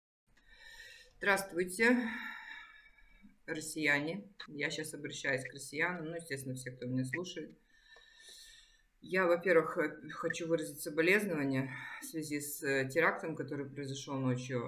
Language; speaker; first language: Russian; native; Russian